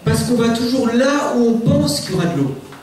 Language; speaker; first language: French; native; French